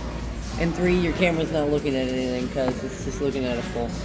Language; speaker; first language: English; native; English